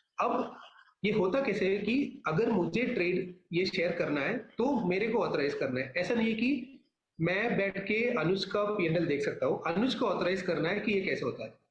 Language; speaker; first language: Hindi; non-native, local second language; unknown